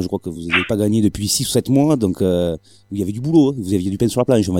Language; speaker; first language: French; native; French